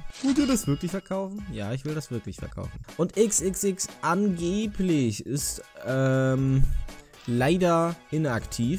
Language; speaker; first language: German; native; German